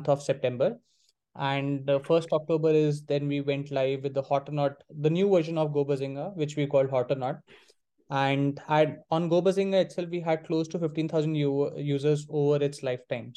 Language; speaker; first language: English; non-native, local second language; Hindi